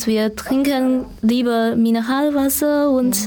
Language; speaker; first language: German; non-native, learner; Chinese